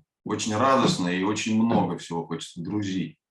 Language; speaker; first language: Russian; native; Russian